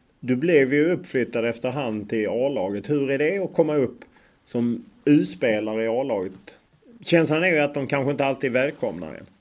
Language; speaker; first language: Swedish; native; Swedish